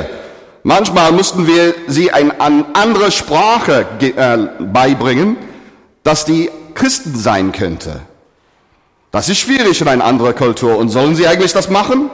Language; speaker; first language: German; non-native, fluent; English